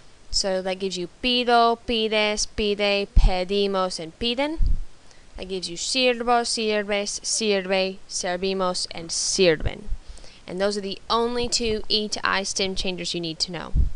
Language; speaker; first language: English; native; English